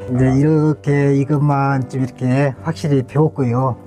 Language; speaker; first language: Korean; native; Korean